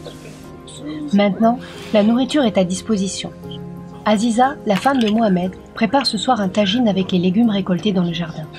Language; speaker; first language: French; native; French